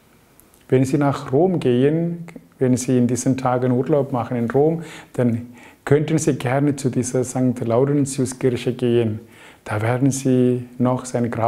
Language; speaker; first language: German; non-native, fluent; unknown